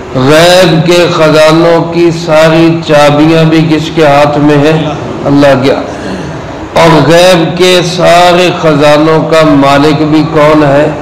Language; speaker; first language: Urdu; non-native, local second language; Punjabi